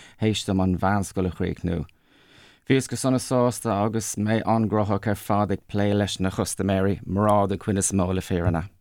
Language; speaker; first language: Irish; non-native, local second language; English